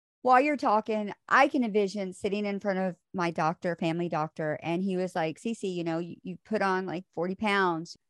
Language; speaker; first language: English; native; English